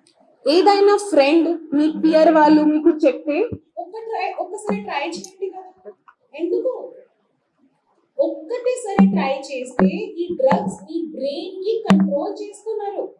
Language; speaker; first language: Telugu; non-native, fluent; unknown